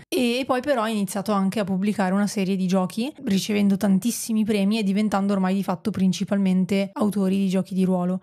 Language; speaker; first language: Italian; native; Italian